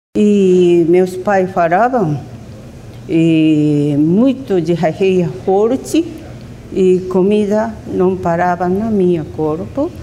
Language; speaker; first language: Portuguese; non-native, fluent; Japanese